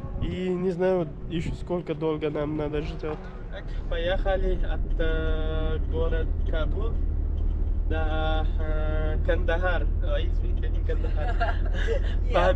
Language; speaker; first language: Russian; non-native, learner; Kyrgyz